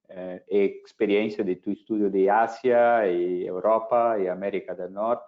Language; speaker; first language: Spanish; non-native, fluent; Portuguese